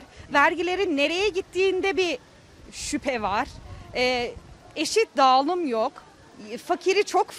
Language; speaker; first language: Turkish; early bilingual, heritage; Turkish